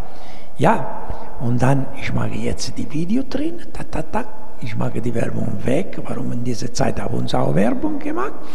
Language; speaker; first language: German; non-native, fluent; Italian